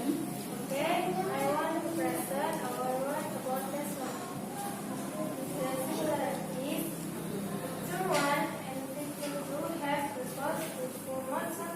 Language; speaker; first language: English; non-native, learner; Indonesian